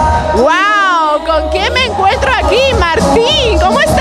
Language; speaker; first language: Spanish; native; Spanish